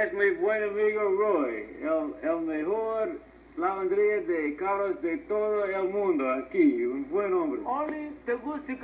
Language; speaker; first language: Spanish; non-native, learner; English